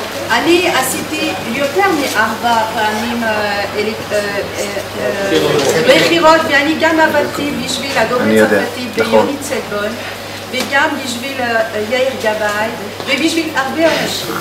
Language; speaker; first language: Hebrew; non-native, fluent; French